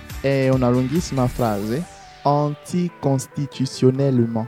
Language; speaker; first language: Italian; non-native, fluent; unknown